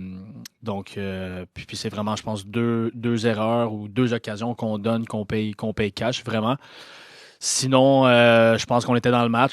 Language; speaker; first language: French; native; French